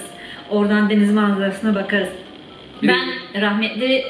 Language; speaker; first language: Turkish; native; Turkish